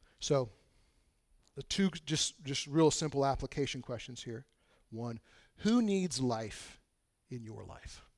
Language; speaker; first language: English; native; English